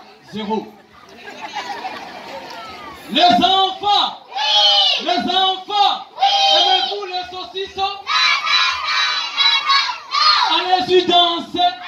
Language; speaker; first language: French; non-native, local second language; Kinyarwanda